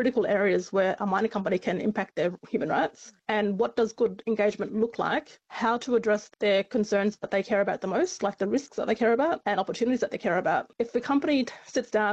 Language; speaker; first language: English; native; English